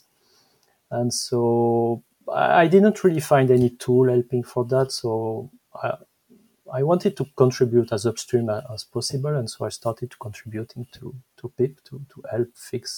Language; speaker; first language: English; non-native, fluent; French